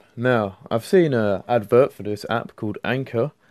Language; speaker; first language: English; native; English